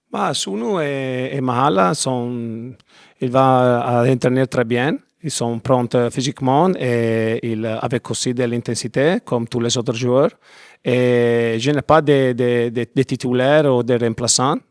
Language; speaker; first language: French; non-native, learner; Italian